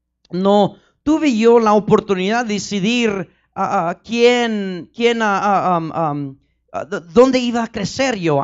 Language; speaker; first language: Spanish; early bilingual, heritage; Spanish